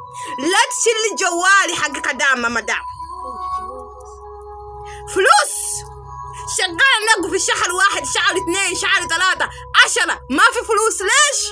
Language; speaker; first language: Arabic; non-native, learner; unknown